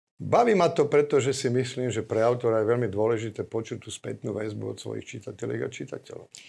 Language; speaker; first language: Slovak; native; Slovak